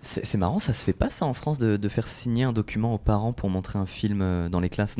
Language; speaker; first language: French; native; French